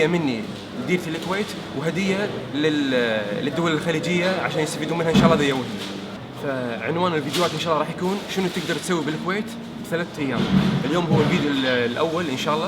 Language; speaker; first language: Arabic; native; Arabic